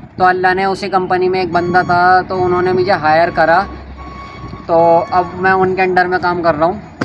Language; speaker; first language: Hindi; native; Hindi